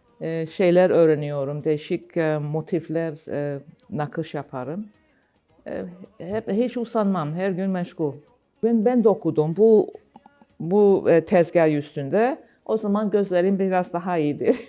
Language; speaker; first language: Turkish; non-native, learner; English